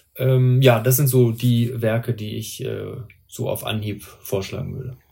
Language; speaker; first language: German; early bilingual, other home language; Persian